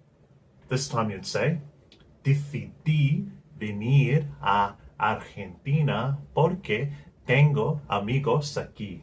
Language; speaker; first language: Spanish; non-native, learner; English